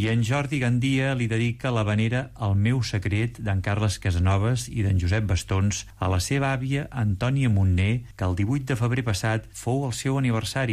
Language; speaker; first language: Catalan; native; Catalan